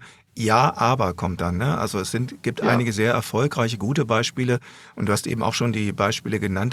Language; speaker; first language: German; native; German